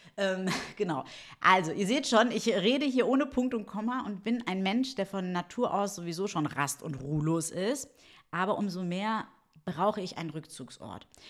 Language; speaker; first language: German; early bilingual, other home language; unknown